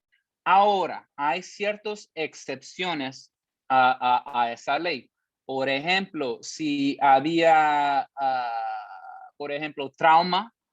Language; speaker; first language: Spanish; early bilingual, heritage; Spanish